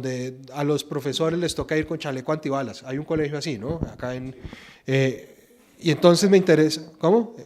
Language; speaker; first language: Spanish; native; Spanish